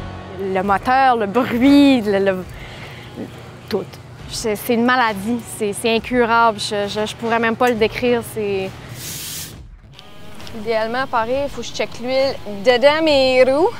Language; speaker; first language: French; native; French